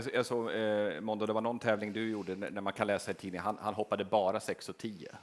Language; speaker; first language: Swedish; native; Swedish